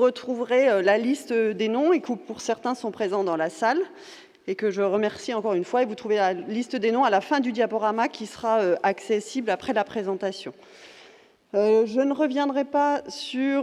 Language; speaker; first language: French; native; French